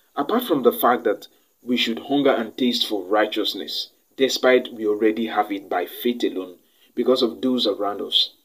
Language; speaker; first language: English; non-native, local second language; Yoruba